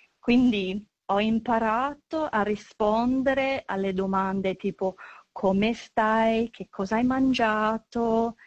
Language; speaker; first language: Italian; non-native, fluent; English